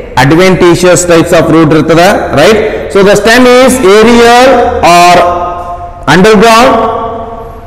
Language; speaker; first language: English; non-native, local second language; Kannada